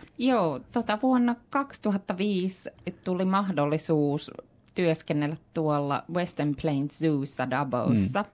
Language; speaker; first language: Finnish; native; Finnish